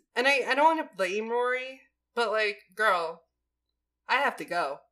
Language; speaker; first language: English; native; English